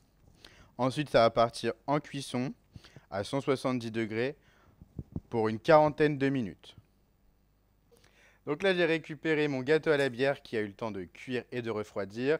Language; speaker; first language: French; native; French